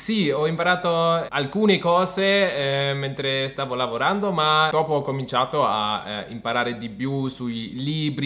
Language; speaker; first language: Italian; non-native, fluent; German